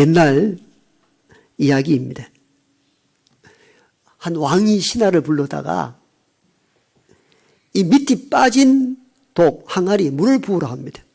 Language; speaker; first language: Korean; native; Korean